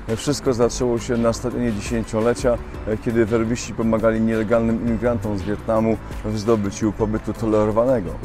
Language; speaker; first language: Polish; native; Polish